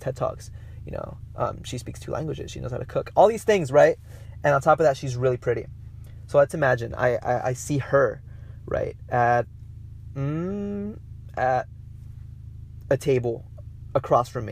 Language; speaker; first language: English; non-native, fluent; Spanish